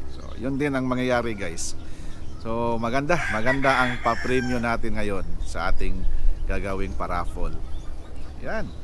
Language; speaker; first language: Filipino; non-native, local second language; Cebuano